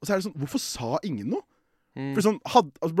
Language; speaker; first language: Norwegian; native; Norwegian